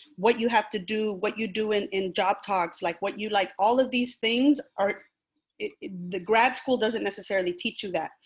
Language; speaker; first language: English; early bilingual, other home language; Spanish